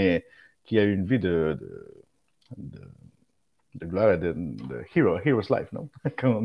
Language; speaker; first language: French; non-native, fluent; Spanish